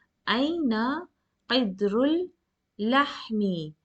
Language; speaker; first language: Arabic; non-native, fluent; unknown